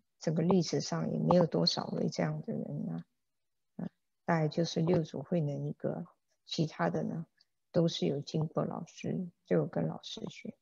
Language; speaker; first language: Chinese; native; Chinese